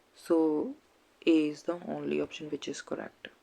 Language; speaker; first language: English; non-native, local second language; Punjabi